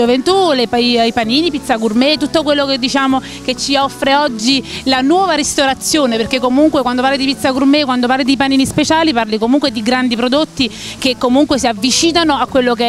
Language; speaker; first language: Italian; native; Italian